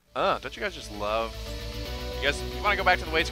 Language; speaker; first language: English; native; English